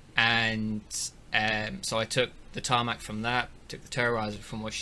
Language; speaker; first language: English; native; English